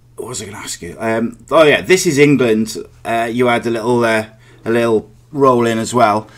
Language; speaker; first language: English; native; English